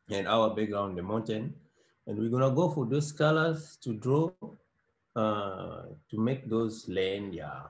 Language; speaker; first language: English; non-native, learner; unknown